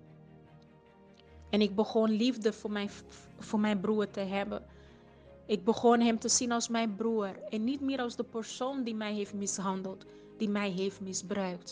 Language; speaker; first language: Dutch; non-native, fluent; Portuguese